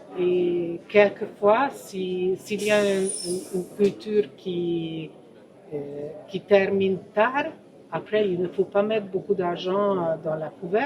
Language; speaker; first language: French; non-native, fluent; Ukrainian